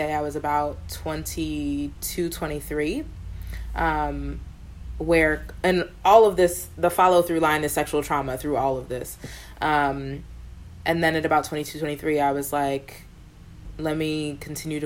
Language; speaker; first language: English; native; English